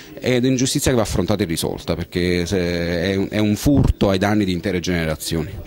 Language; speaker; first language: Italian; native; Italian